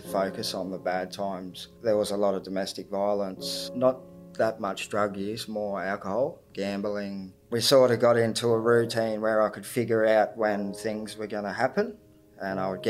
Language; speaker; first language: English; native; English